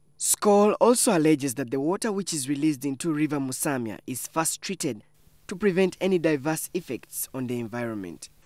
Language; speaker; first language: English; non-native, local second language; Ganda